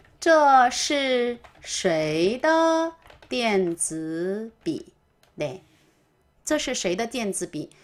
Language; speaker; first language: Chinese; non-native, fluent; Korean